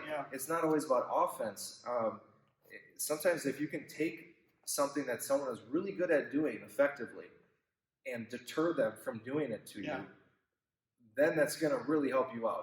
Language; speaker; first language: English; native; English